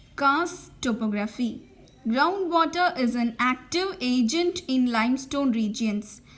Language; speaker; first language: English; non-native, local second language; Tamil